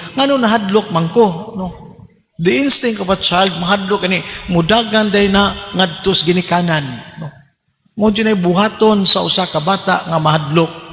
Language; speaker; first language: Cebuano; native; Cebuano